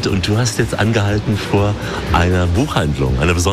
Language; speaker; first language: German; native; German